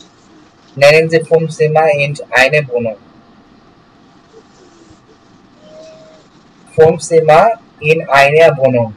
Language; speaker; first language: German; non-native, learner; Bangla